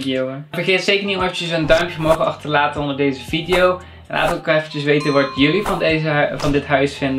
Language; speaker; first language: Dutch; native; Dutch